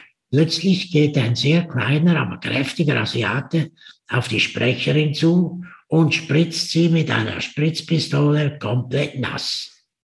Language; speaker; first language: German; native; German